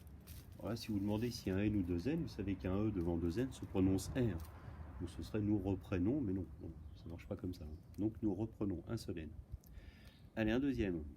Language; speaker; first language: French; native; French